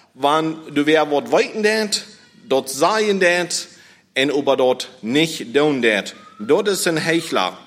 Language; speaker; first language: German; native; German